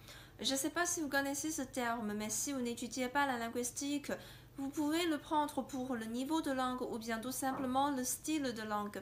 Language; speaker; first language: French; non-native, fluent; Chinese